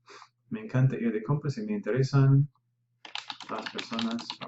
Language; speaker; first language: Spanish; non-native, fluent; English